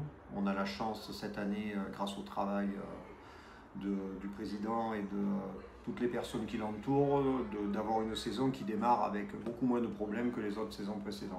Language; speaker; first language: French; native; French